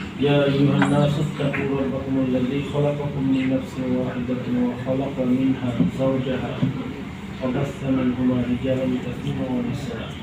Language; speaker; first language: Arabic; non-native, fluent; Bangla